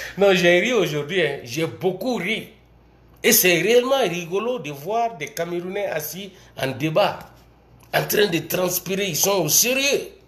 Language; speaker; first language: French; non-native, local second language; Bambara